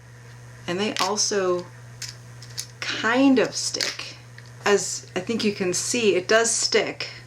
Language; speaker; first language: English; native; English